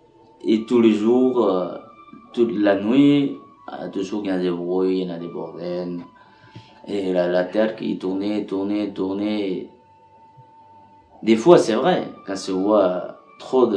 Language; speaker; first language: French; non-native, learner; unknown